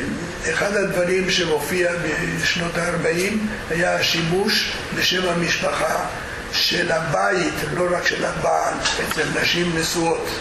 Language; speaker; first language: Hebrew; non-native, fluent; Spanish